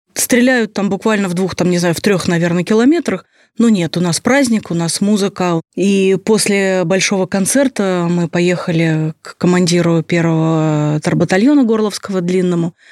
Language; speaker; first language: Russian; native; Russian